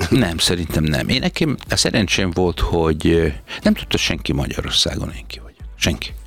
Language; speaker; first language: Hungarian; native; Hungarian